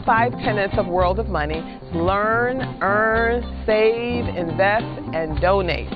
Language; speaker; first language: English; native; English